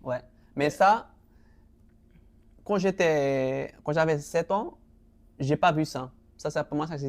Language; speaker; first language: French; non-native, local second language; Arabic